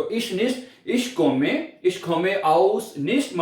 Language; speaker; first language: German; non-native, learner; Urdu